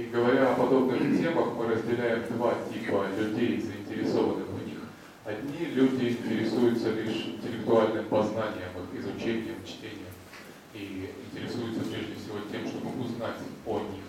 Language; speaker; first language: Russian; native; Russian